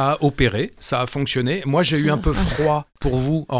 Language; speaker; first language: French; native; French